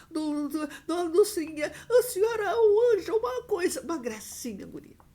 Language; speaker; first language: Portuguese; native; Portuguese